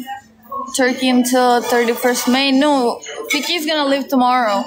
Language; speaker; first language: English; non-native, fluent; Turkish